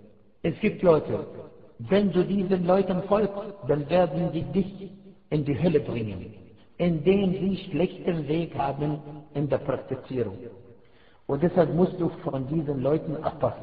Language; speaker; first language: German; non-native, fluent; Arabic